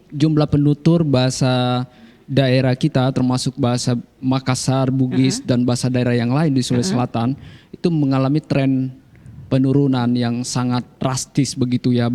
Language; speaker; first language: Indonesian; non-native, local second language; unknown